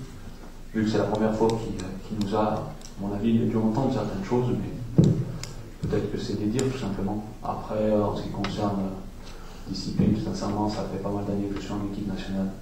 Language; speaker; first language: French; native; French